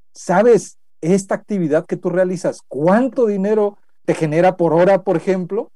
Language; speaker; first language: Spanish; native; Spanish